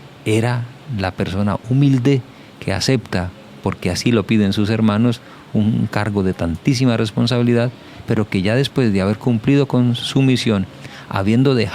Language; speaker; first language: Spanish; native; Spanish